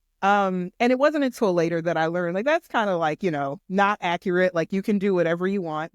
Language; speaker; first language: English; native; English